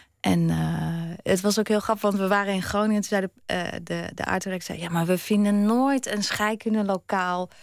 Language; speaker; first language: Dutch; early bilingual, other home language; German